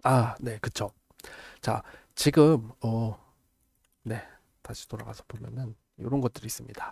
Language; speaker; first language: Korean; native; Korean